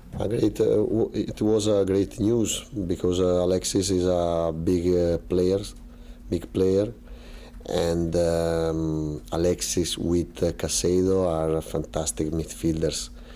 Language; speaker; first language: English; non-native, learner; Italian